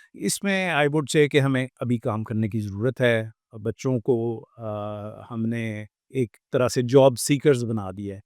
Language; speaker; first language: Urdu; native; Urdu